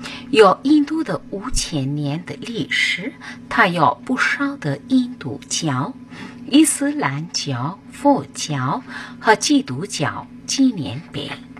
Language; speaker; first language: Chinese; non-native, fluent; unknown